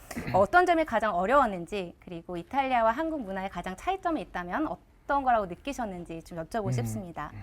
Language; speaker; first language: Korean; native; Korean